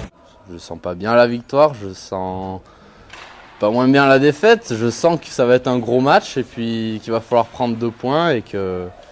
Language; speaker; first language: French; native; French